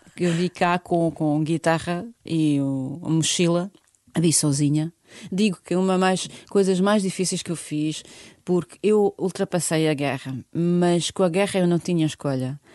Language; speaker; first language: Portuguese; non-native, fluent; Bosnian